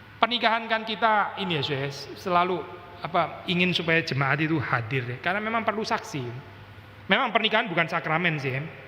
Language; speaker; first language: Indonesian; native; Indonesian